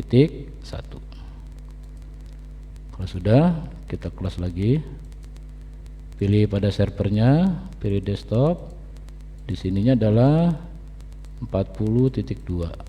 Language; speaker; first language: Indonesian; native; Indonesian